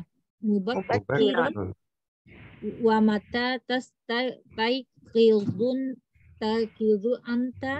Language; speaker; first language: Arabic; non-native, learner; Indonesian